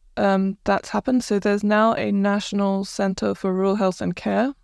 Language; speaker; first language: English; non-native, fluent; Croatian